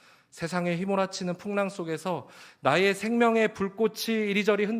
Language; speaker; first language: Korean; native; Korean